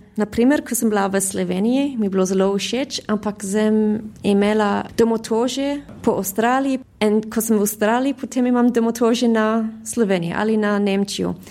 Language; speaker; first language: Slovenian; early bilingual, heritage; Slovenian